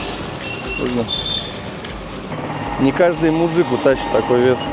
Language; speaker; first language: Russian; native; Russian